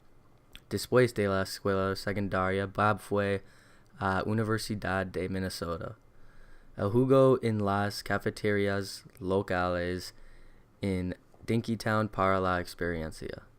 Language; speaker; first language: Spanish; non-native, learner; English